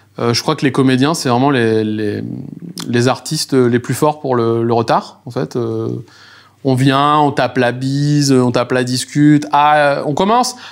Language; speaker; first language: French; native; French